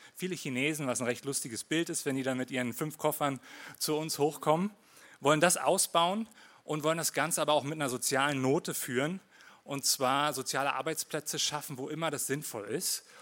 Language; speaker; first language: German; native; German